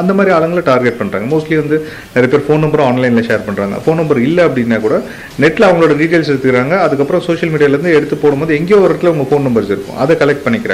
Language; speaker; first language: Tamil; native; Tamil